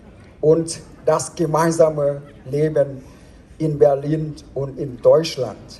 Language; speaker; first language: German; non-native, fluent; Vietnamese